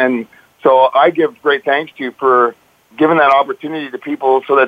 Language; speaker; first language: English; native; English